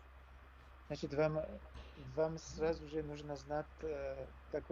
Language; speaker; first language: Russian; non-native, learner; French